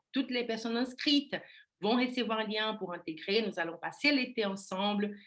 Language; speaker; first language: French; non-native, fluent; Portuguese